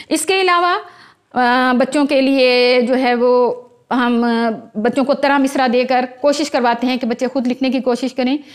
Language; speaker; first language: Urdu; non-native, local second language; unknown